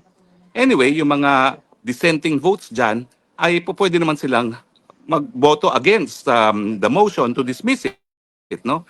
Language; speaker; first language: Filipino; native; Filipino